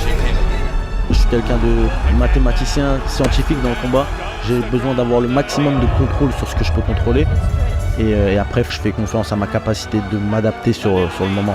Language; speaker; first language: French; early bilingual, other home language; Chechen